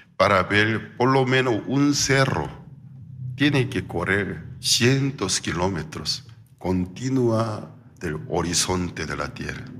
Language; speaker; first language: Spanish; non-native, fluent; Korean